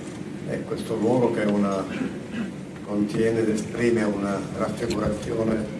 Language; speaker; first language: Italian; native; Italian